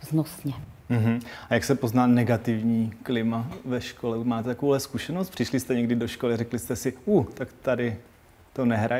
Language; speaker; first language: Czech; native; Czech